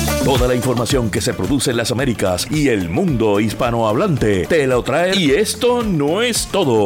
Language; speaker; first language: Spanish; native; Spanish